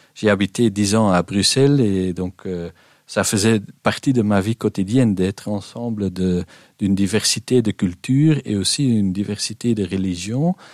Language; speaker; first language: French; non-native, local second language; Dutch